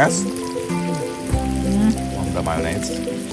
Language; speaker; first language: Japanese; native; Japanese